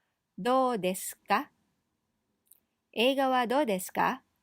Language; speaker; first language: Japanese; non-native, fluent; English